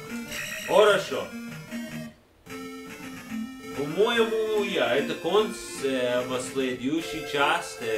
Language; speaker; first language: Russian; non-native, learner; English